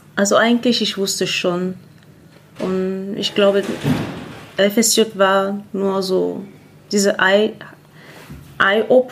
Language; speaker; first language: German; non-native, fluent; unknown